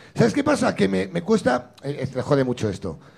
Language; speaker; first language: Spanish; native; Spanish